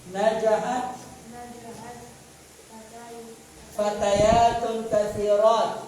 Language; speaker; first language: Arabic; non-native, fluent; Filipino